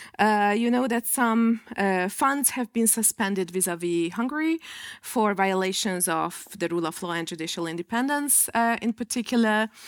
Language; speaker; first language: English; non-native, fluent; Hungarian